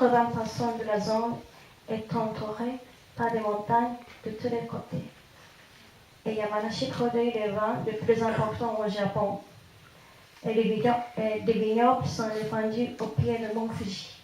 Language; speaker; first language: French; non-native, fluent; Japanese